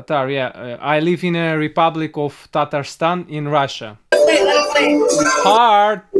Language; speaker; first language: English; non-native, learner; Russian